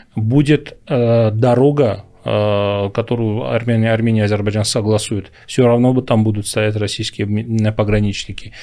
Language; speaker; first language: Russian; non-native, local second language; Armenian